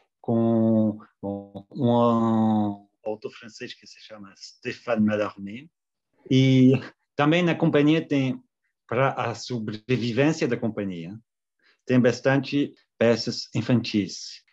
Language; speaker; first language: Portuguese; non-native, fluent; French